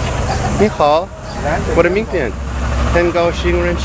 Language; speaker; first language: Chinese; non-native, learner; English